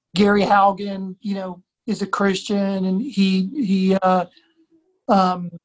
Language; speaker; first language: English; native; English